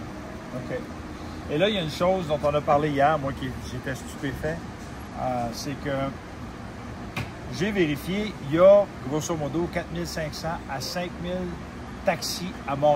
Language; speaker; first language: French; native; French